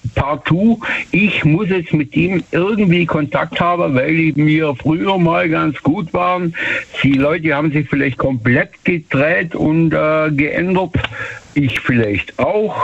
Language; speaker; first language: German; native; German